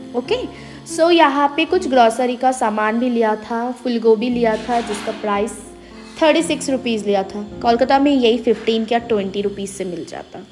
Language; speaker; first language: Hindi; non-native, local second language; Bangla